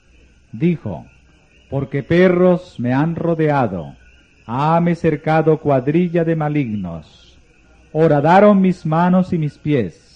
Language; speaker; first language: Spanish; native; Spanish